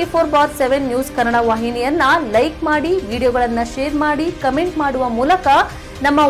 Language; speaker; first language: Kannada; native; Kannada